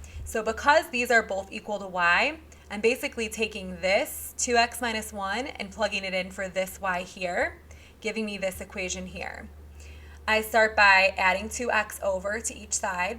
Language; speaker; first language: English; native; English